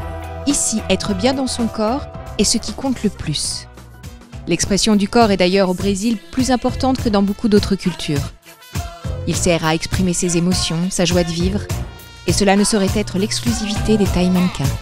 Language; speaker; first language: French; native; French